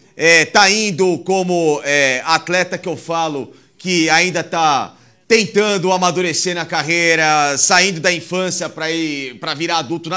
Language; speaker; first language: Portuguese; native; Portuguese